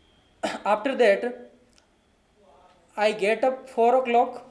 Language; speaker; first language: English; non-native, learner; Hindi